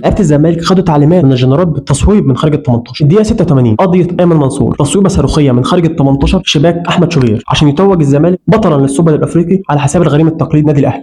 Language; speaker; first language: Arabic; native; Arabic